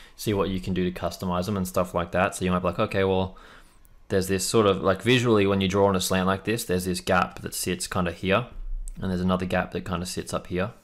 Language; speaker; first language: English; native; English